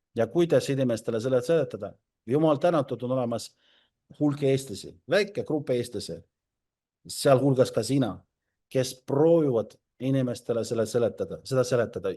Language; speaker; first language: Estonian; non-native, local second language; Russian